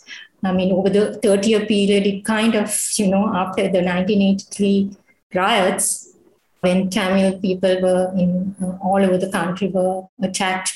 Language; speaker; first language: English; non-native, local second language; Sinhala